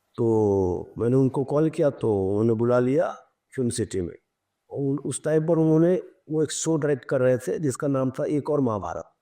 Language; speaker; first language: Hindi; native; Hindi